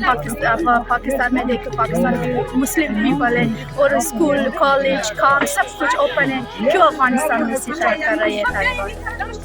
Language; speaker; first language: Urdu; non-native, learner; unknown